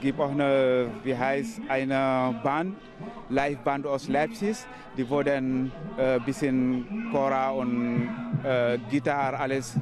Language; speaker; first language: German; non-native, learner; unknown